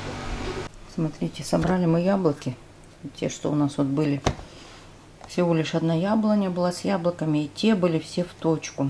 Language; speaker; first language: Russian; native; Russian